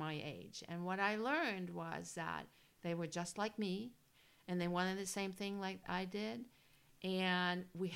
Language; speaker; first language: English; non-native, fluent; German